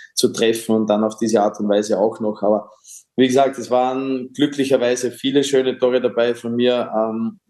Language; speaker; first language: German; native; German